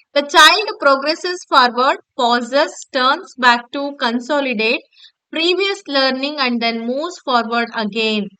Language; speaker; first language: English; non-native, local second language; Kannada